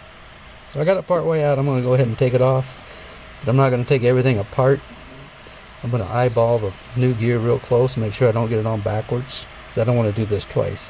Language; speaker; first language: English; native; English